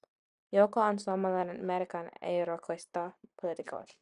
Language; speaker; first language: Finnish; non-native, learner; English